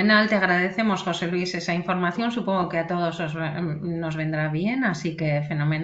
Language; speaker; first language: Spanish; native; Spanish